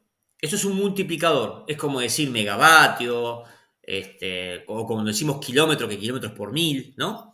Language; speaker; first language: Spanish; native; Spanish